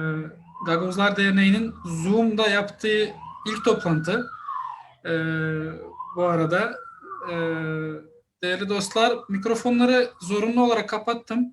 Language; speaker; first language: Turkish; native; Turkish